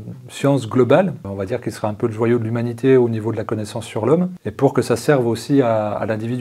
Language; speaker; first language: French; native; French